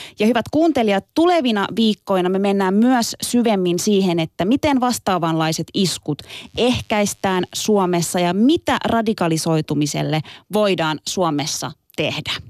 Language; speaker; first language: Finnish; early bilingual, other home language; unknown